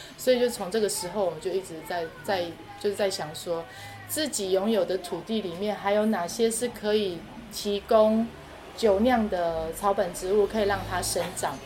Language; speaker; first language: Chinese; non-native, local second language; Amis